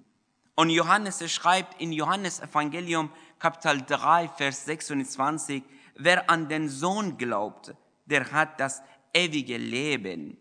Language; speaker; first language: German; non-native, fluent; Persian